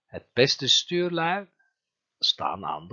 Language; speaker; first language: Dutch; non-native, fluent; Turkish